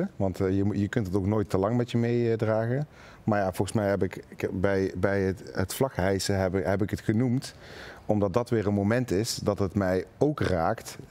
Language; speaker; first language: Dutch; native; Dutch